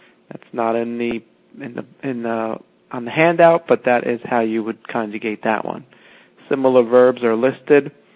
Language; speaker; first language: English; native; English